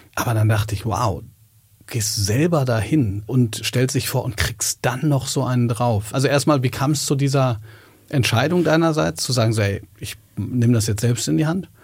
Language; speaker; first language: German; native; German